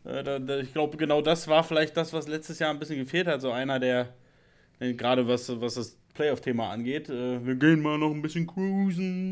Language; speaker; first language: German; native; German